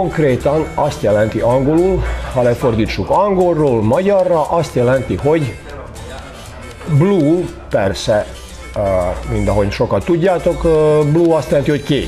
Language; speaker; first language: Hungarian; non-native, local second language; Serbian